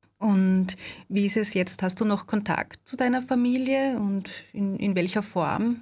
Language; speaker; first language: German; native; German